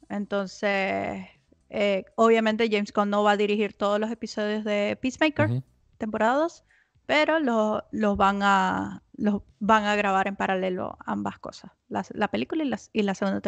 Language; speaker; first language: Spanish; native; Spanish